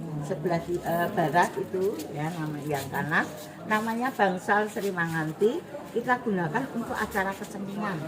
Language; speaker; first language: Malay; non-native, local second language; Javanese